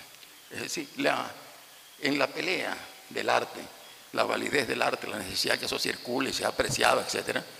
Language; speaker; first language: Spanish; native; Spanish